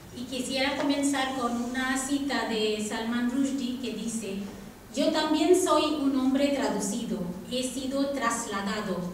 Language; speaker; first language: Spanish; non-native, fluent; Tamil